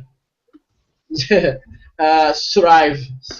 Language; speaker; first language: English; non-native, fluent; Portuguese